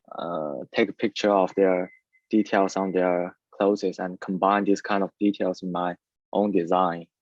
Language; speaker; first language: English; non-native, learner; Chinese